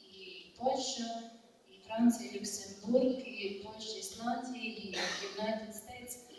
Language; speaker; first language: Russian; non-native, fluent; Latvian